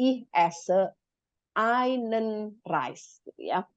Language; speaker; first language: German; non-native, fluent; Indonesian